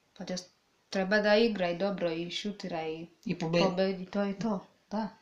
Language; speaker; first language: Serbian; native; Serbian